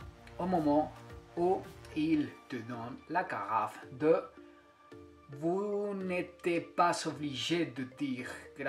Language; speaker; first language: French; non-native, fluent; Spanish